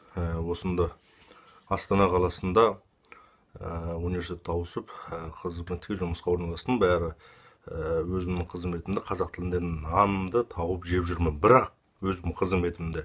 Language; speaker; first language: Kazakh; early bilingual, heritage; Kazakh